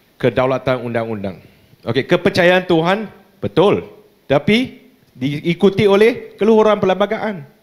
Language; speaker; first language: Malay; non-native, local second language; Chinese